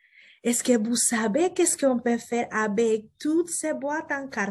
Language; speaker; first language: French; non-native, fluent; Spanish